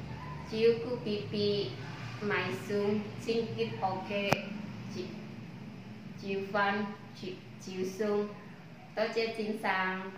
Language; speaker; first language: Chinese; non-native, learner; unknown